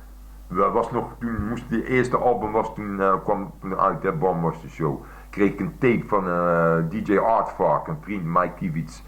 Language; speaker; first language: Dutch; native; Dutch